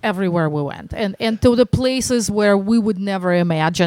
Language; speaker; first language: English; non-native, fluent; Russian